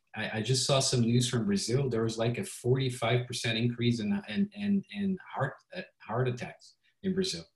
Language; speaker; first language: English; non-native, fluent; Portuguese